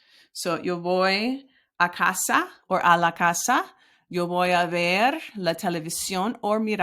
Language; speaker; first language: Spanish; non-native, fluent; English